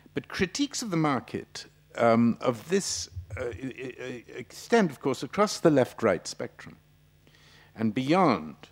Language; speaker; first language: English; native; English